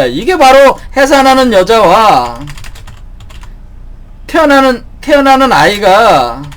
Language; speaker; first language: Korean; native; Korean